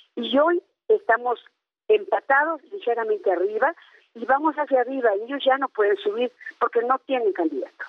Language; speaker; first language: Spanish; native; Spanish